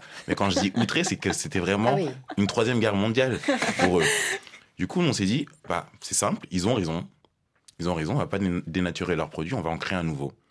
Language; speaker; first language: French; early bilingual, other home language; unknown